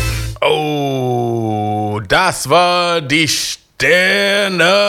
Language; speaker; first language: German; non-native, fluent; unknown